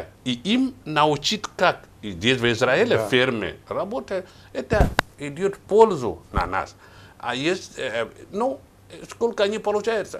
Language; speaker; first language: Russian; non-native, learner; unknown